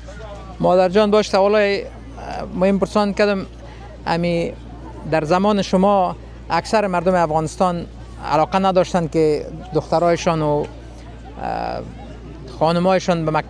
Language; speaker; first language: Persian; non-native, local second language; Pashto